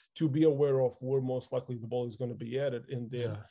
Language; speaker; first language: English; non-native, fluent; Portuguese